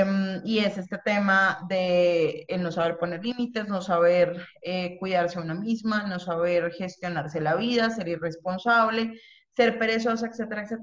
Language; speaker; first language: Spanish; native; Spanish